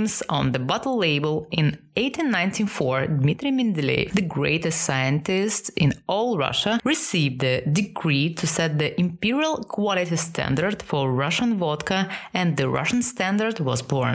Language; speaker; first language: English; non-native, fluent; Russian